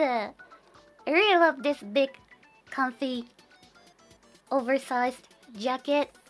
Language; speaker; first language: English; non-native, fluent; Japanese